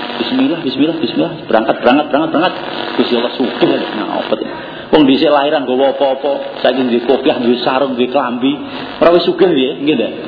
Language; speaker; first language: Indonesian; non-native, local second language; Javanese